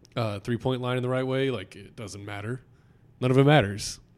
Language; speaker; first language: English; native; English